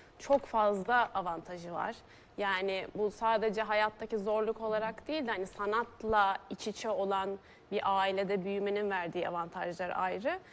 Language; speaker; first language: Turkish; native; Turkish